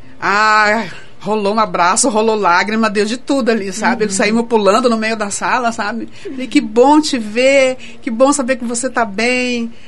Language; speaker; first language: Portuguese; native; Portuguese